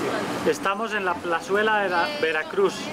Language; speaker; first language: Spanish; native; Spanish